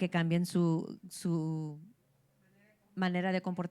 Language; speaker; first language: Spanish; early bilingual, heritage; English